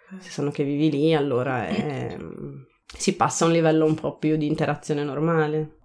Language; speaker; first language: Italian; native; Italian